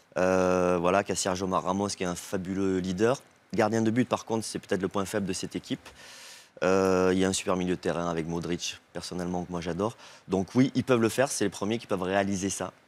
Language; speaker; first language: French; native; French